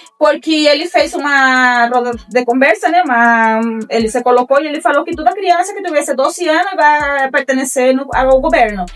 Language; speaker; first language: Portuguese; non-native, fluent; Spanish